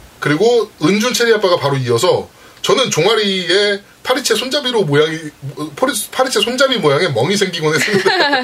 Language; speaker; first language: Korean; native; Korean